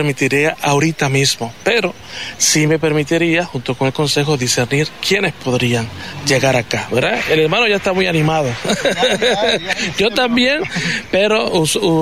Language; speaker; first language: Spanish; native; Spanish